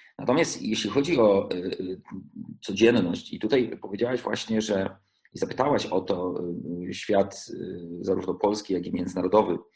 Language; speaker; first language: Polish; early bilingual, heritage; Polish